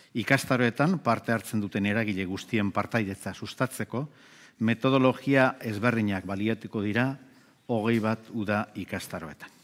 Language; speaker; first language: Basque; native; Basque